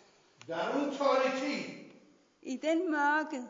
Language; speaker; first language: Danish; non-native, learner; Persian